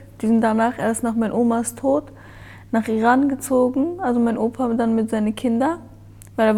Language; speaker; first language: German; early bilingual, other home language; Persian